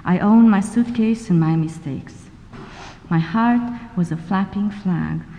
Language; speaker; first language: English; non-native, fluent; Romanian